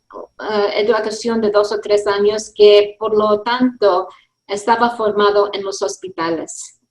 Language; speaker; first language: Spanish; early bilingual, heritage; English